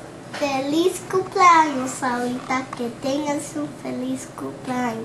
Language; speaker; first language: Spanish; early bilingual, heritage; Spanish